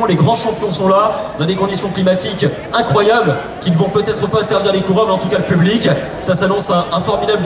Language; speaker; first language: French; native; French